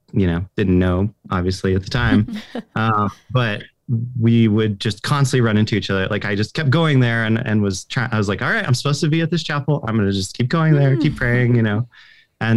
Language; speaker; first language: English; native; English